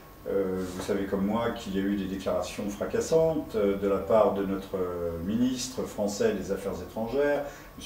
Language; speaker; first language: French; native; French